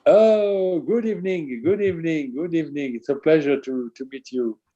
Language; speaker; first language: English; non-native, fluent; French